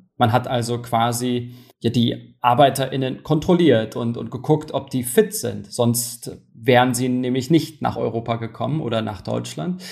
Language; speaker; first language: German; early bilingual, other home language; Turkish